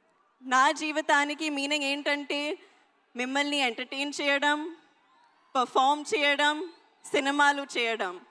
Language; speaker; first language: Telugu; non-native, learner; Hindi